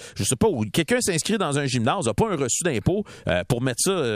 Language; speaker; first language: French; native; French